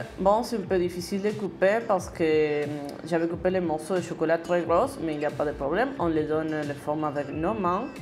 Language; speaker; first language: French; non-native, learner; Spanish